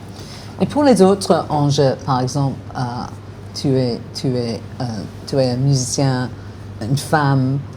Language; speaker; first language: French; non-native, fluent; English